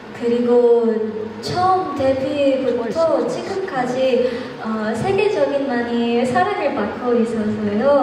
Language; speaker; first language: Korean; non-native, fluent; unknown